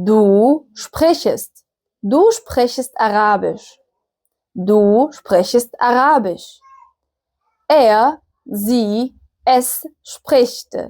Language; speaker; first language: German; non-native, fluent; Arabic